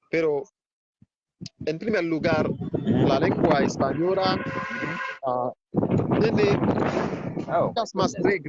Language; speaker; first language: Spanish; non-native, fluent; Haitian Creole